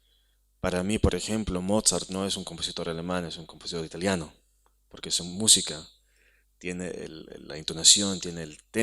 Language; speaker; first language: Spanish; non-native, fluent; Hebrew